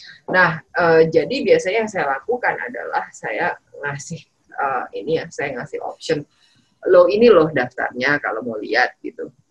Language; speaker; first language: Indonesian; native; Indonesian